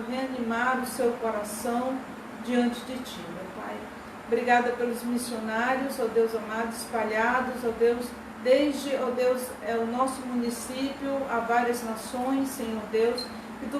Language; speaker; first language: Portuguese; native; Portuguese